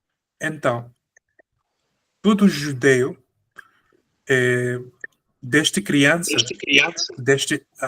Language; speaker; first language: Portuguese; non-native, fluent; Spanish